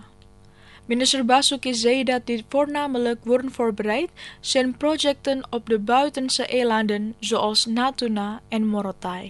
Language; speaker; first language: Dutch; non-native, fluent; Indonesian